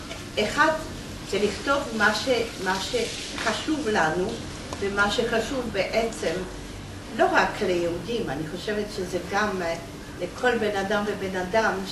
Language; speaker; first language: Hebrew; non-native, fluent; Polish